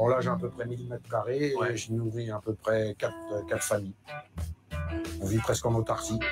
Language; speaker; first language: French; native; French